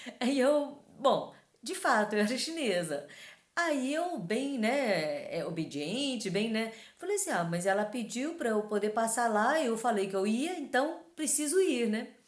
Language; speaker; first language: Portuguese; early bilingual, other home language; Chinese